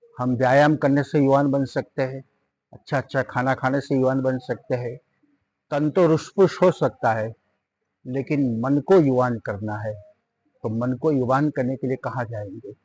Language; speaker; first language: Hindi; non-native, local second language; Gujarati